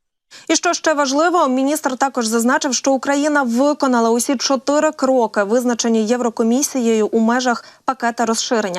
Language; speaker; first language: Ukrainian; native; Ukrainian